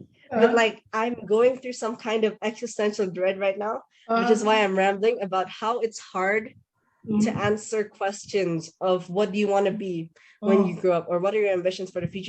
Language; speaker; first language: English; non-native, fluent; Indonesian